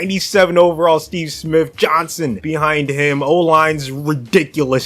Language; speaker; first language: English; native; English